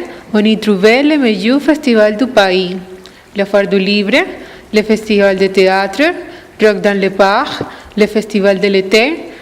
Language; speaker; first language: French; non-native, learner; Spanish